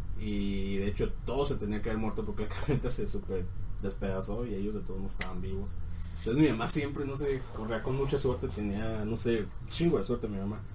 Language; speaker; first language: Spanish; native; Spanish